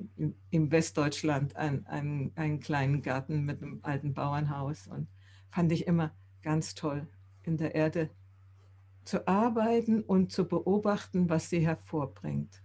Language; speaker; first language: German; native; German